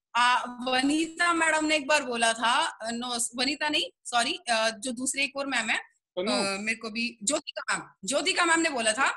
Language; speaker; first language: Hindi; native; Hindi